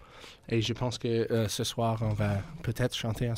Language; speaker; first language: French; non-native, learner; English